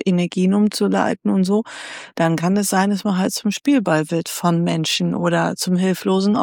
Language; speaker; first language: German; native; German